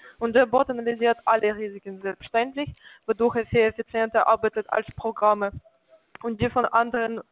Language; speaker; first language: German; non-native, learner; Bulgarian